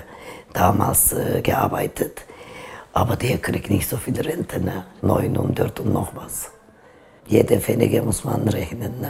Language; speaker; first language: German; non-native, fluent; Turkish